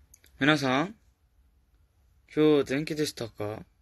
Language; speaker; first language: Japanese; non-native, learner; Korean